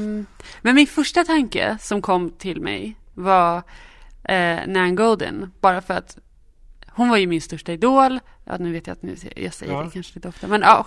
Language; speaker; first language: Swedish; native; Swedish